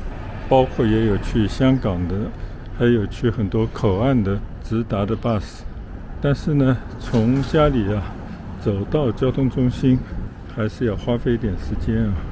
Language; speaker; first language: Chinese; native; Chinese